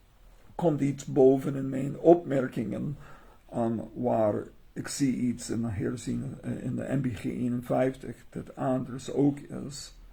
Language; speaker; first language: Dutch; non-native, learner; English